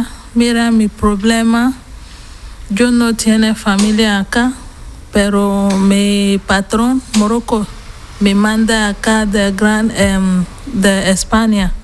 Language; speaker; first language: Spanish; non-native, learner; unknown